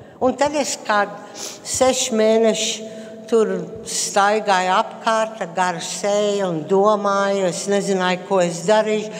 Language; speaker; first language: Latvian; early bilingual, heritage; Latvian